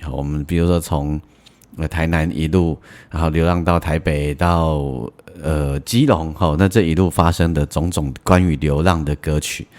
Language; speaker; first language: Chinese; native; Chinese